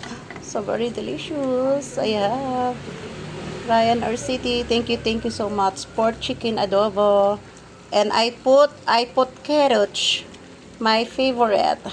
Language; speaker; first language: English; non-native, learner; Filipino